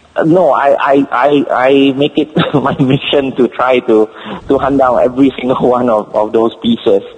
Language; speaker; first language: English; native; English